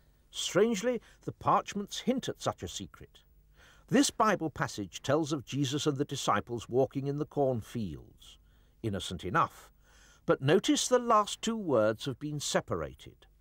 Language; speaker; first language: English; native; English